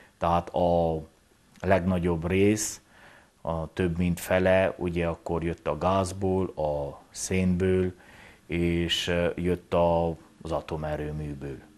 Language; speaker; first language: Hungarian; native; Hungarian